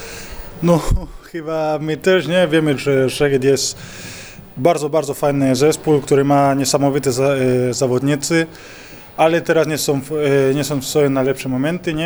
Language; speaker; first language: Polish; non-native, learner; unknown